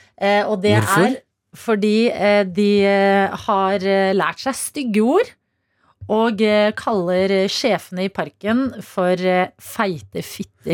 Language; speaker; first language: Norwegian; native; Norwegian